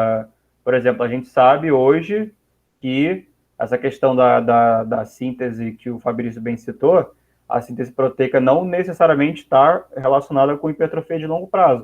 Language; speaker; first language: Portuguese; native; Portuguese